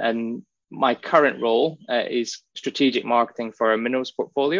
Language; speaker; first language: English; native; English